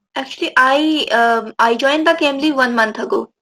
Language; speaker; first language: English; non-native, learner; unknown